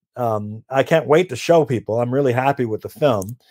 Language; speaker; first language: English; native; English